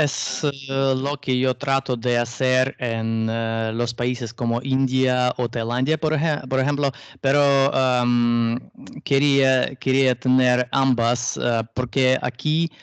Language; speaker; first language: Spanish; non-native, learner; Russian